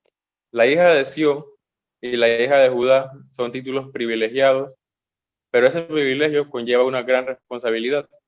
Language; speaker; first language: Spanish; native; Spanish